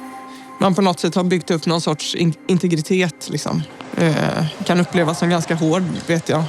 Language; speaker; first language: Swedish; native; Swedish